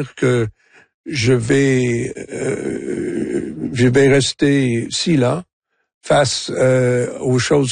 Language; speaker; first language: French; non-native, local second language; English